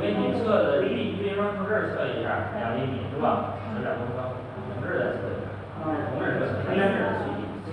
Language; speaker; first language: Chinese; native; Chinese